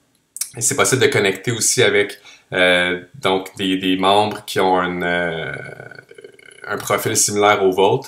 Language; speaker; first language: French; native; French